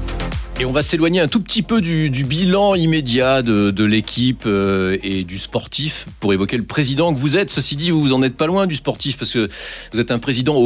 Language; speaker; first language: French; native; French